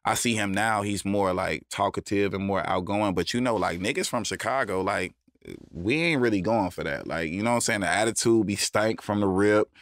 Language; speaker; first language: English; native; English